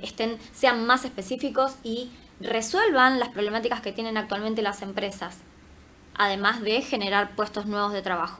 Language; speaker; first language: Spanish; native; Spanish